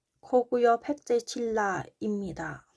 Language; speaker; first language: Korean; non-native, learner; Thai